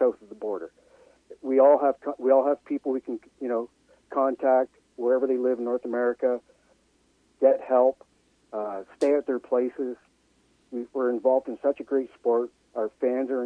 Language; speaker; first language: English; native; English